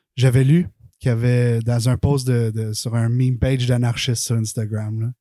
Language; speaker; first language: French; native; French